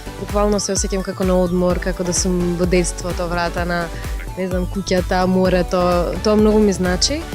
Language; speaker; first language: Macedonian; early bilingual, other home language; Russian